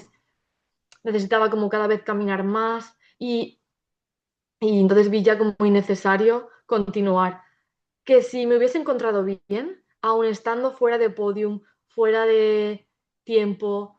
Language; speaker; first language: Spanish; native; Spanish